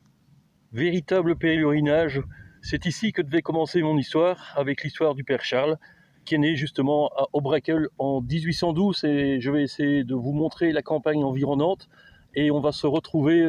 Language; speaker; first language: French; native; French